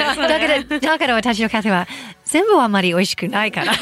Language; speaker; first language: Japanese; non-native, fluent; English